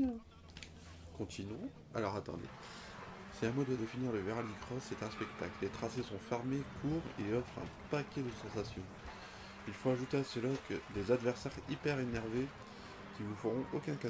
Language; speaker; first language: French; native; French